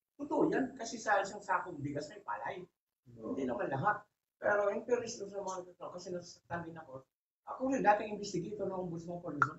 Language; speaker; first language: Filipino; non-native, local second language; Bikol